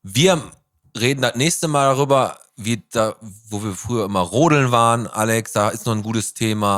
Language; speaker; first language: German; native; German